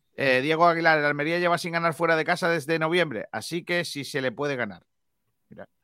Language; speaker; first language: Spanish; native; Spanish